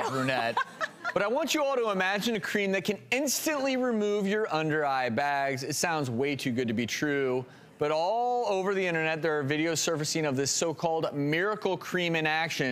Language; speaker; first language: English; native; English